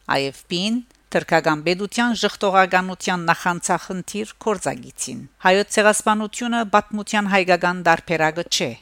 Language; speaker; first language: Armenian; early bilingual, heritage; Armenian